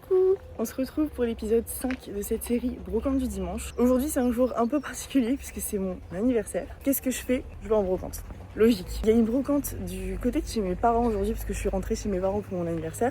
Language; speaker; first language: French; native; French